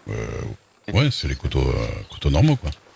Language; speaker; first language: French; native; French